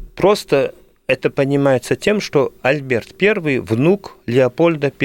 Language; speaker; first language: Russian; early bilingual, heritage; Russian